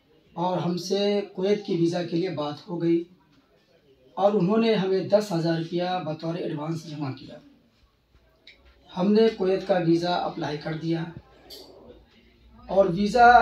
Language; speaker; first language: Hindi; native; Hindi